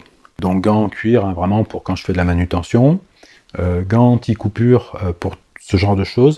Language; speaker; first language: French; native; French